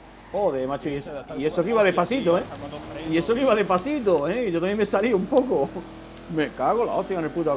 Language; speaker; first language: Spanish; native; Spanish